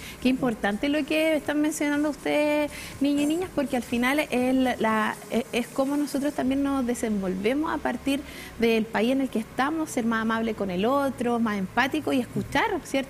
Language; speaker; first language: Spanish; native; Spanish